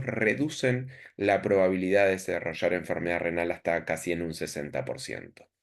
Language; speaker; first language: Spanish; native; Spanish